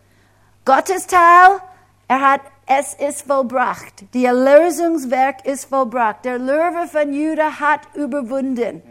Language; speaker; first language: German; non-native, fluent; English